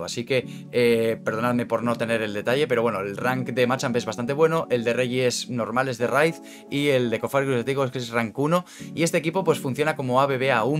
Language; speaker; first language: Spanish; native; Spanish